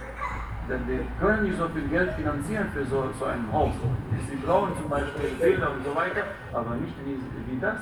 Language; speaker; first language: German; non-native, fluent; Arabic